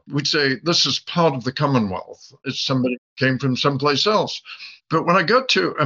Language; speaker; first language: English; native; English